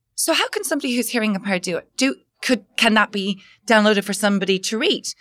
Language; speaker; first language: English; native; English